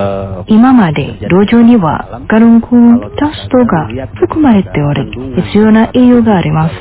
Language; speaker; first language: Japanese; non-native, fluent; Indonesian